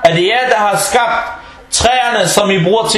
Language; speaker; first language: Danish; non-native, local second language; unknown